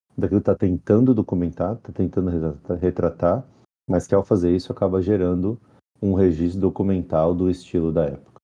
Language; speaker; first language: Portuguese; native; Portuguese